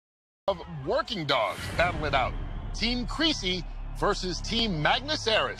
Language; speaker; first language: English; native; English